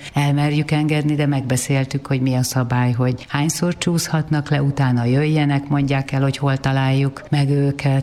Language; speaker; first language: Hungarian; native; Hungarian